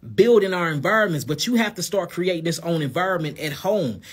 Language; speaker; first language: English; native; English